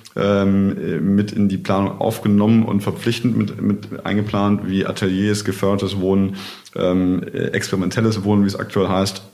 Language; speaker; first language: German; native; German